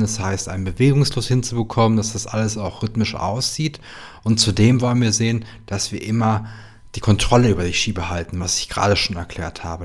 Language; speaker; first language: German; native; German